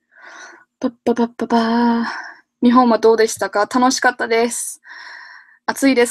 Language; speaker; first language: Japanese; non-native, fluent; English